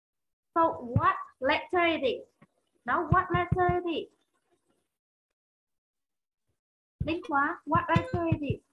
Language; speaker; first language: English; non-native, learner; Vietnamese